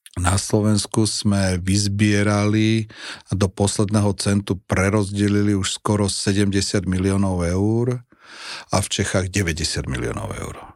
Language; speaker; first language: Slovak; native; Slovak